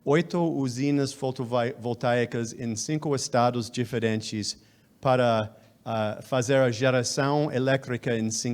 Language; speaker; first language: Portuguese; non-native, fluent; English